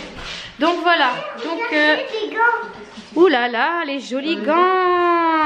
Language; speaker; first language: French; native; French